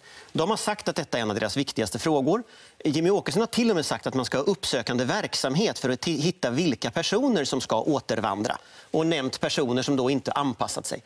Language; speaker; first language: Swedish; native; Swedish